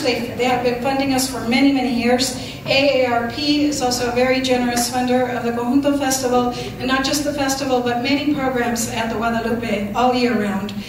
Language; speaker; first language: English; early bilingual, other home language; Spanish